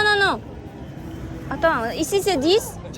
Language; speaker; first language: French; non-native, learner; Kazakh